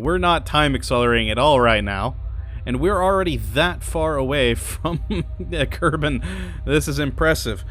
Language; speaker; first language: English; native; English